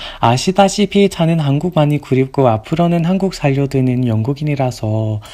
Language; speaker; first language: Korean; non-native, learner; English